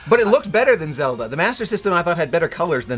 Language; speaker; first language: English; native; English